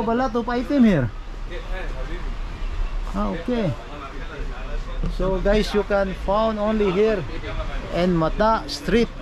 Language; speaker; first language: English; non-native, local second language; Filipino